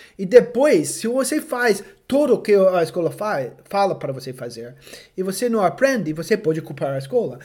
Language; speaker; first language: Portuguese; non-native, fluent; English